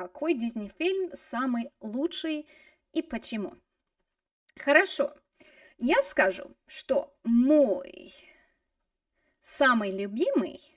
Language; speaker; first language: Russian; non-native, fluent; English